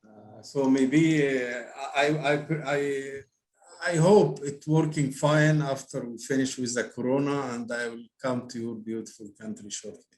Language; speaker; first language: English; non-native, learner; Arabic